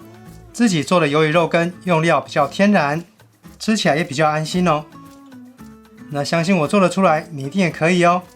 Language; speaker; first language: Chinese; native; Chinese